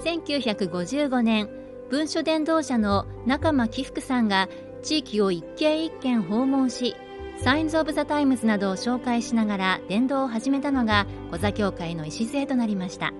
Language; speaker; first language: Japanese; native; Japanese